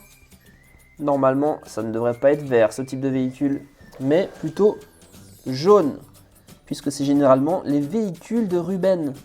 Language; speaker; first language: French; native; French